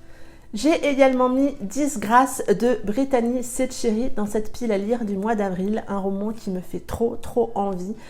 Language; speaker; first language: French; native; French